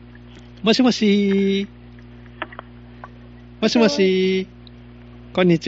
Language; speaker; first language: Japanese; native; Japanese